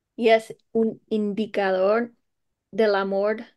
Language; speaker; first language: Spanish; non-native, fluent; English